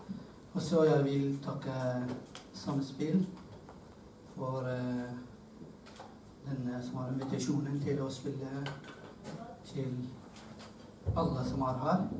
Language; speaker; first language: Norwegian; non-native, learner; Arabic